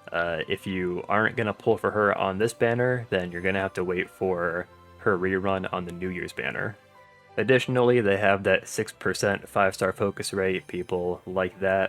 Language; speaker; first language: English; native; English